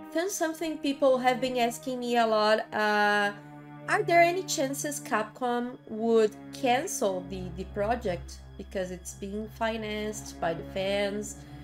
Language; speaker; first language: English; non-native, fluent; Portuguese